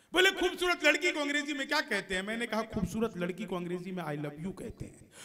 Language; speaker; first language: Hindi; native; Hindi